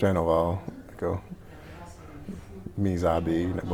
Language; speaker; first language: Czech; non-native, learner; English